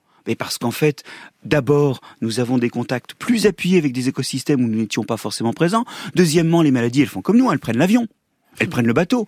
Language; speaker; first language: French; native; French